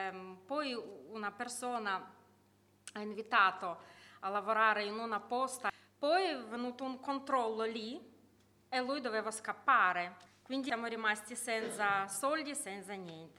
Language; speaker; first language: Italian; non-native, learner; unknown